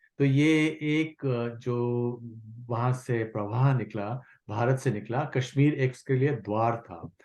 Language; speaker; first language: Hindi; non-native, local second language; Kashmiri